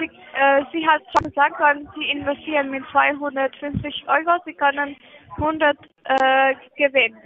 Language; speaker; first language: German; non-native, learner; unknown